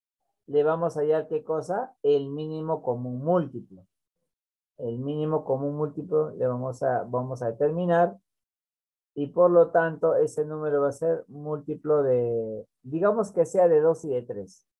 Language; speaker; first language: Spanish; native; Spanish